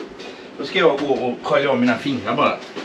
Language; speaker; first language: Swedish; native; Swedish